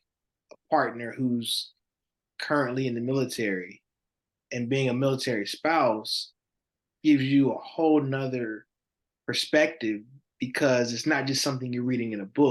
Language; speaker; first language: English; native; English